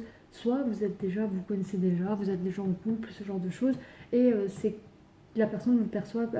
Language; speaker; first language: French; native; French